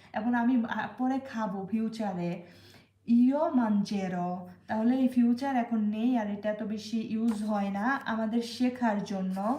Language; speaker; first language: Bangla; native; Bangla